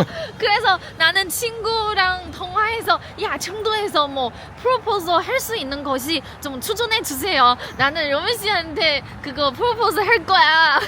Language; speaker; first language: Korean; non-native, learner; Chinese